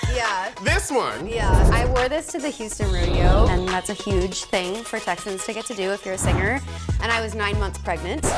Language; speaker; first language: English; native; English